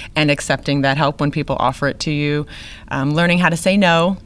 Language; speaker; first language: English; native; English